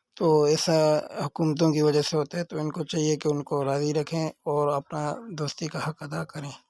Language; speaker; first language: Urdu; non-native, local second language; Northern Hindko